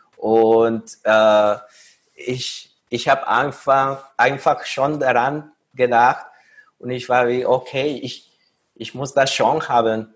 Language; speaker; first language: German; non-native, fluent; Spanish